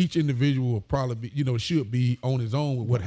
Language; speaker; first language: English; native; English